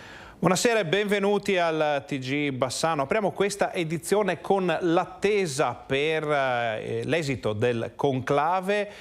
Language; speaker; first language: Italian; native; Italian